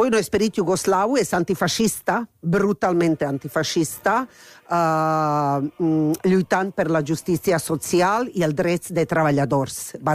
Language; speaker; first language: Catalan; non-native, fluent; Croatian